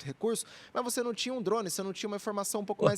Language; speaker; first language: Portuguese; native; Portuguese